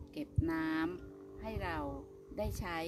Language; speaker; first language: Thai; native; Thai